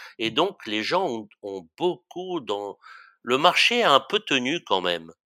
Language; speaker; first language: French; early bilingual, other home language; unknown